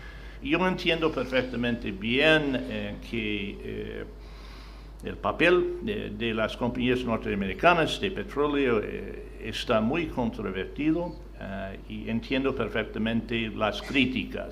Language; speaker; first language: Spanish; non-native, fluent; English